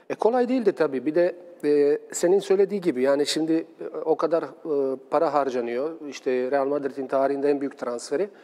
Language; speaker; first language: Turkish; non-native, fluent; Bosnian